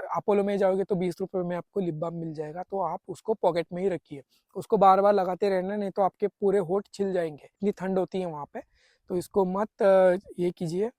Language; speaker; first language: Hindi; non-native, local second language; Marathi